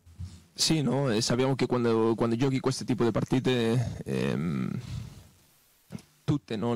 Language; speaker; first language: Italian; non-native, fluent; Spanish